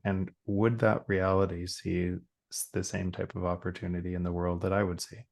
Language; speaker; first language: English; native; English